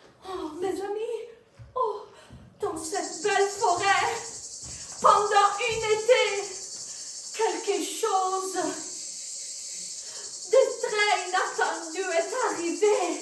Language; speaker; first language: French; non-native, fluent; Italian